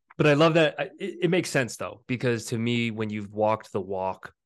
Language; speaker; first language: English; early bilingual, other home language; Filipino